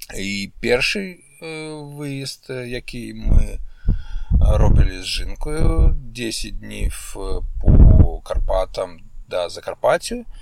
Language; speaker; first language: Ukrainian; non-native, local second language; Russian